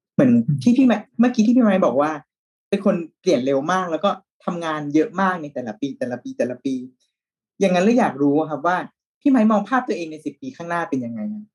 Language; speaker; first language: Thai; native; Thai